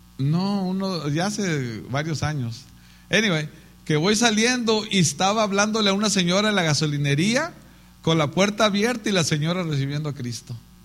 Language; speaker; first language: Spanish; native; Spanish